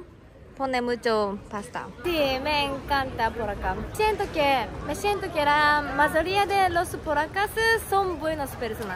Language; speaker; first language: Spanish; non-native, fluent; Japanese